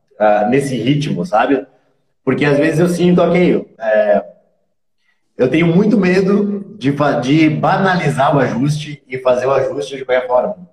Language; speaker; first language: Portuguese; native; Portuguese